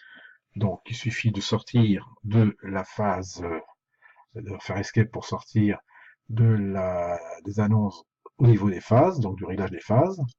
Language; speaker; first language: French; native; French